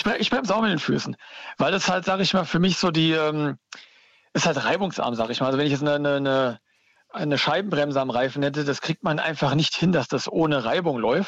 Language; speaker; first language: German; native; German